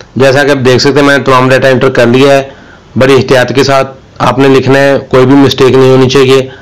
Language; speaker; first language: Urdu; non-native, local second language; Punjabi